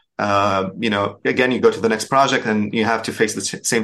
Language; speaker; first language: English; non-native, fluent; Arabic